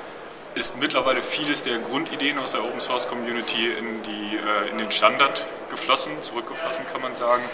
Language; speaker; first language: German; native; German